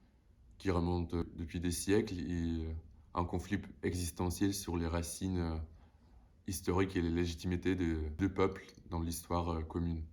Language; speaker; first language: French; non-native, fluent; Russian